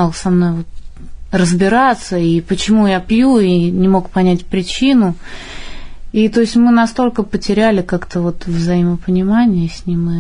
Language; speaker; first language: Russian; native; Russian